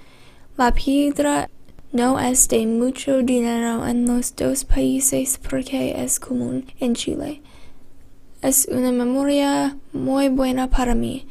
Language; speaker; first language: Spanish; non-native, learner; English